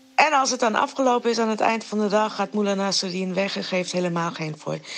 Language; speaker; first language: Dutch; non-native, fluent; Persian